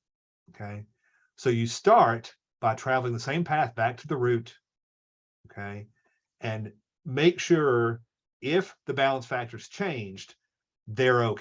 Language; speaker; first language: English; native; English